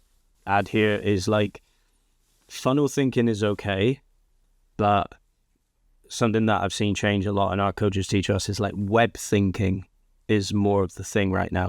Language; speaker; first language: English; native; English